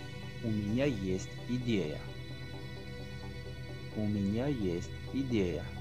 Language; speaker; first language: Russian; non-native, learner; Tajik